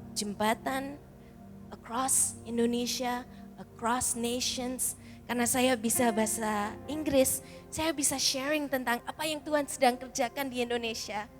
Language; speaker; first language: Indonesian; early bilingual, heritage; Indonesian